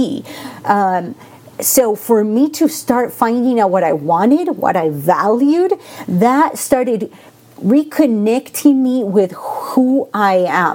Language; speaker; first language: English; non-native, fluent; Spanish